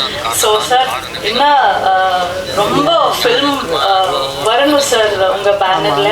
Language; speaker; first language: Tamil; non-native, learner; Kannada